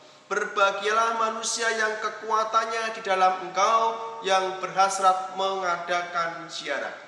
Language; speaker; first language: Indonesian; native; Indonesian